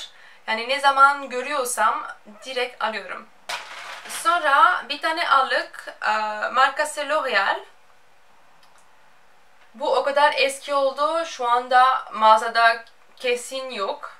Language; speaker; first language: Turkish; non-native, fluent; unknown